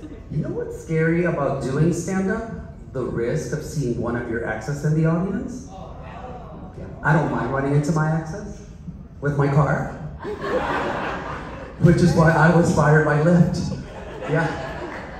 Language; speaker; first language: English; early bilingual, other home language; Spanish